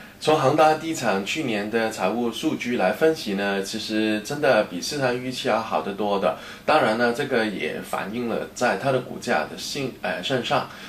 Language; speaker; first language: Chinese; non-native, local second language; Cantonese